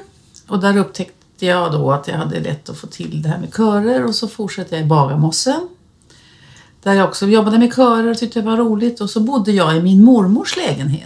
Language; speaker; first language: Swedish; native; Swedish